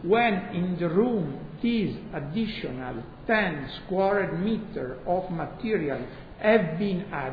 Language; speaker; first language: English; non-native, fluent; Italian